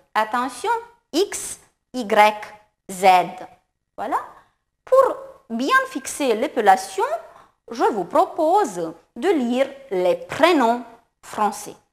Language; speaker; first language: French; non-native, fluent; Romanian